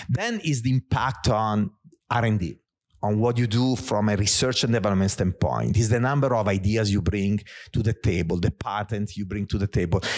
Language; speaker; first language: English; non-native, fluent; Italian